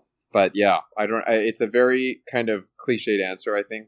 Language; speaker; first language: English; native; English